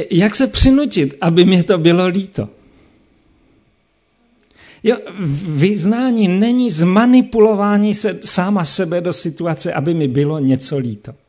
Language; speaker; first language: Czech; native; Czech